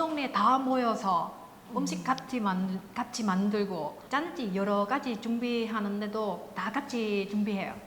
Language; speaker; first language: Korean; non-native, fluent; Vietnamese